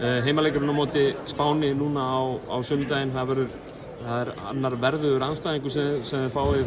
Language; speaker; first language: Icelandic; native; Icelandic